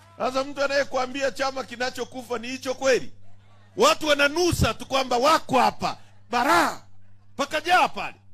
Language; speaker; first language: Swahili; native; Swahili